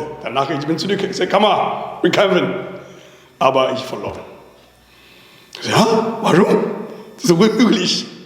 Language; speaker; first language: German; non-native, learner; Chinese